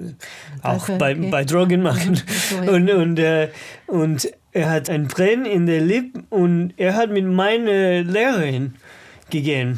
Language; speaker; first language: German; non-native, learner; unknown